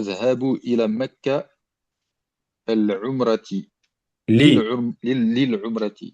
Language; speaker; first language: Arabic; non-native, learner; French